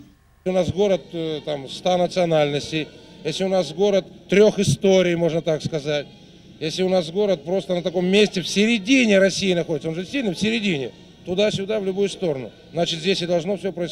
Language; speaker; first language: Russian; native; Russian